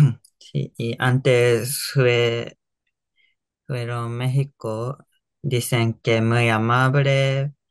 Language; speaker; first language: Spanish; non-native, learner; Japanese